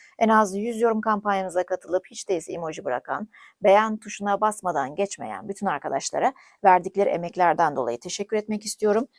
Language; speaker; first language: Turkish; native; Turkish